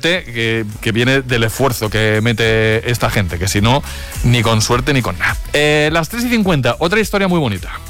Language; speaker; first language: Spanish; native; Spanish